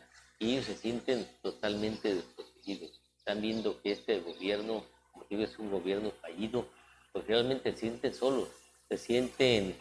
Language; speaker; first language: Spanish; native; Spanish